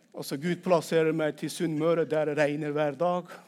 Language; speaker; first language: Norwegian; non-native, fluent; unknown